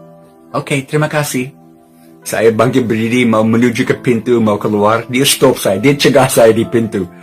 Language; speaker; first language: Indonesian; non-native, fluent; English